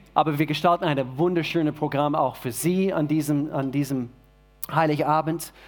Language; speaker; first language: German; non-native, fluent; English